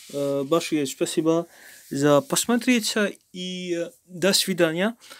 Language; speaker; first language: Russian; non-native, learner; Morisyen